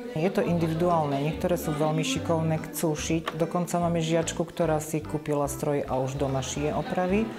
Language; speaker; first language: Slovak; native; Slovak